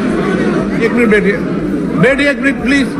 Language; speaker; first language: Hindi; native; Hindi